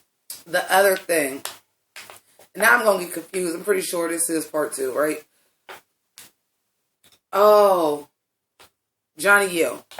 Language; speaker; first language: English; native; English